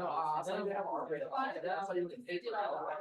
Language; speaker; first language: English; native; English